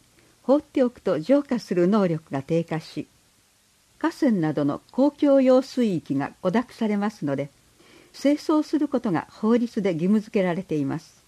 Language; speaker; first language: Japanese; native; Japanese